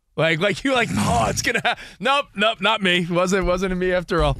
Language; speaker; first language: English; native; English